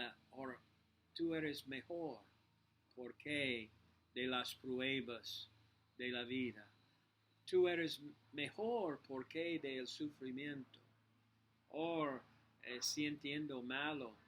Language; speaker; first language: Spanish; non-native, learner; English